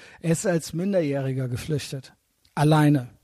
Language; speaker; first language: German; native; German